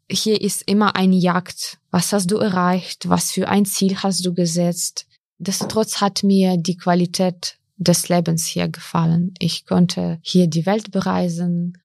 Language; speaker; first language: German; non-native, fluent; Ukrainian